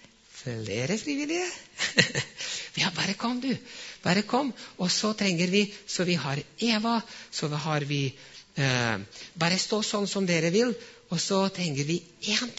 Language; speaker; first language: Norwegian; non-native, fluent; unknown